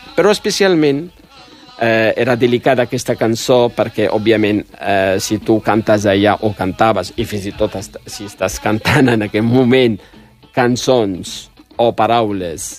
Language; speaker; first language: Catalan; early bilingual, other home language; Riffian